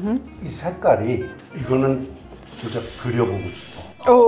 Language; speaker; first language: Korean; native; Korean